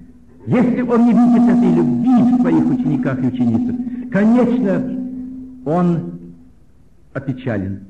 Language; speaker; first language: Russian; native; Russian